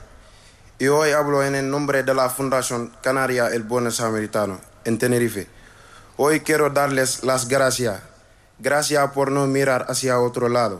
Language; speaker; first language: Spanish; non-native, fluent; Wolof